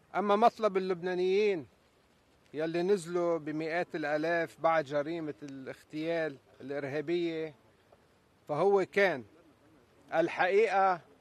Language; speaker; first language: Arabic; native; Arabic